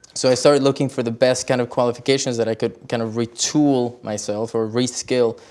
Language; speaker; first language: English; early bilingual, other home language; Spanish